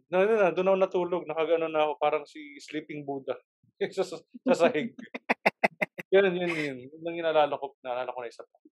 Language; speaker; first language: Filipino; native; Filipino